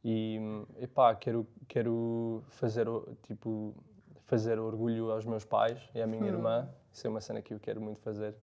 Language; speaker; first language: Portuguese; early bilingual, other home language; English